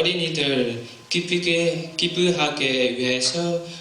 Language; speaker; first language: Korean; non-native, learner; Vietnamese